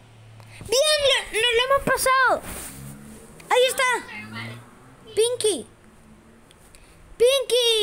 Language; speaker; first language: Spanish; native; Spanish